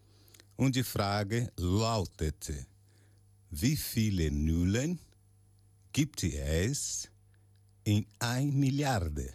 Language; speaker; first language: German; non-native, learner; Portuguese